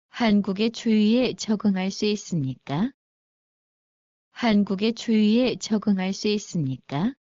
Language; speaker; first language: Korean; non-native, learner; Bangla